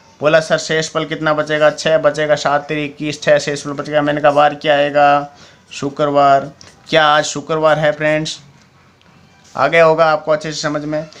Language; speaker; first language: Hindi; native; Hindi